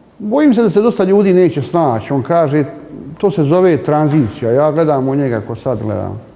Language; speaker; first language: Bosnian; native; Bosnian